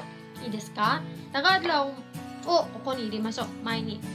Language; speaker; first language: Japanese; non-native, fluent; Cebuano